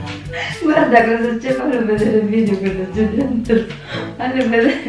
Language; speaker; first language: Italian; non-native, fluent; Filipino